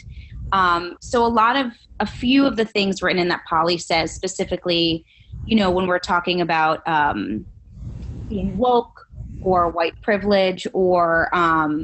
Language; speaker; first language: English; native; English